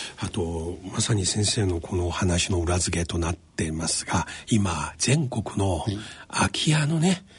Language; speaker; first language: Japanese; non-native, fluent; Chinese